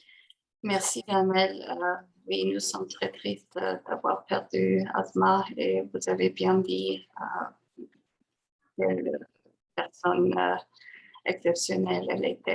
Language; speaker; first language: French; non-native, fluent; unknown